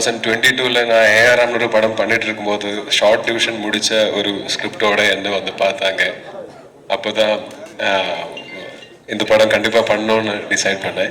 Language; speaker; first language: Tamil; non-native, learner; Malayalam